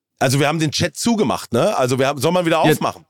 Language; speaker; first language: German; native; German